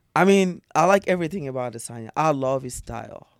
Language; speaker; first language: English; non-native, fluent; French